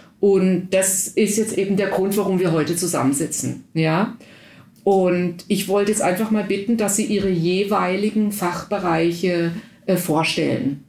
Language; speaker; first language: German; native; German